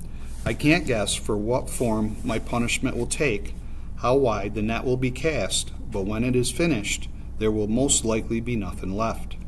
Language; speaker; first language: English; native; English